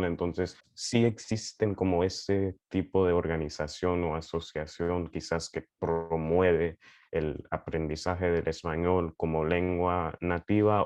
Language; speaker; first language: Spanish; early bilingual, heritage; Spanish